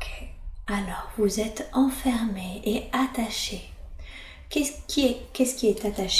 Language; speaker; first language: French; native; French